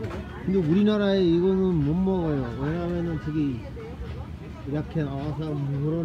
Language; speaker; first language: Korean; non-native, learner; Bangla